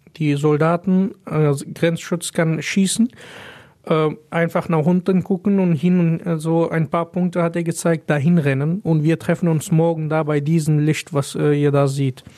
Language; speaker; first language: German; non-native, fluent; Pashto